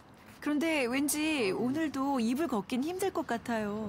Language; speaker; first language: Korean; native; Korean